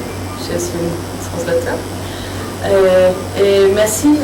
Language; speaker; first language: French; non-native, learner; Danish